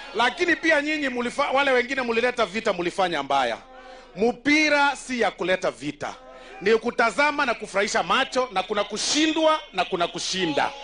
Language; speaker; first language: Swahili; non-native, local second language; Luo (Kenya and Tanzania)